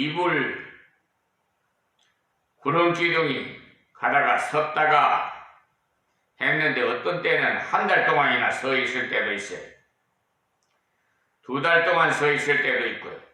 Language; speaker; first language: Korean; native; Korean